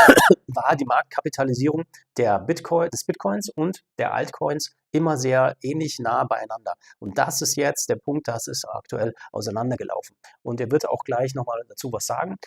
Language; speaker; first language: German; native; German